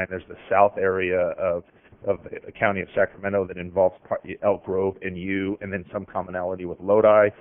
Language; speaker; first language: English; native; English